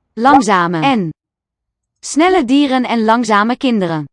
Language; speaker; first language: Dutch; non-native, learner; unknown